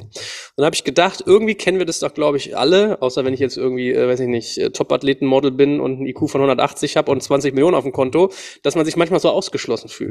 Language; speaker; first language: German; native; German